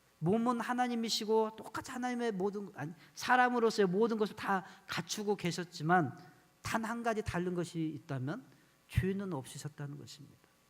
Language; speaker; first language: Korean; native; Korean